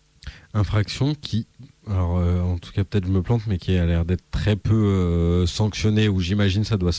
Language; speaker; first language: French; native; French